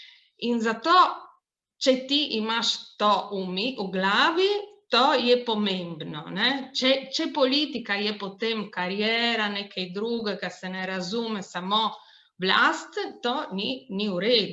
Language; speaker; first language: Slovenian; non-native, local second language; Italian